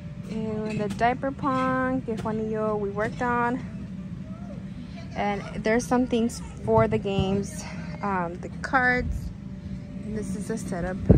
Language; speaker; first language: English; early bilingual, other home language; Spanish